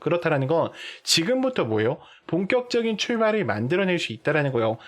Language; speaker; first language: Korean; native; Korean